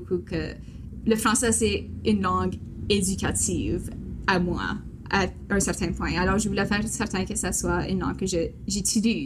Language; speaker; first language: French; native; French